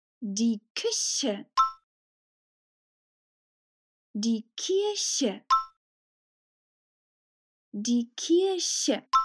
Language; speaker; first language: German; non-native, fluent; Portuguese